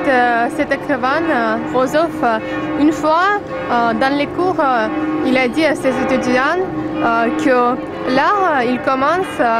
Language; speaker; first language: French; non-native, fluent; Russian